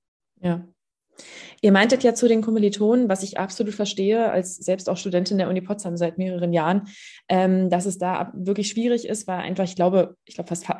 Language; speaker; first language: German; native; German